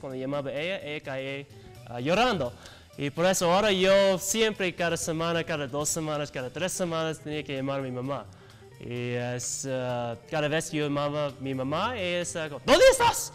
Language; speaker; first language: Spanish; non-native, learner; English